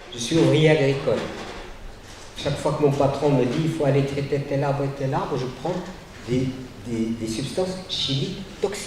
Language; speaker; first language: French; native; French